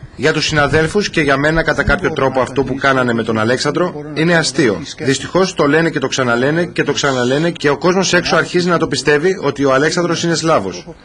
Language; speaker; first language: Greek; non-native, fluent; English